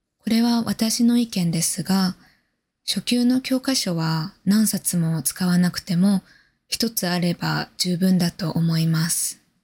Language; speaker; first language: Japanese; native; Japanese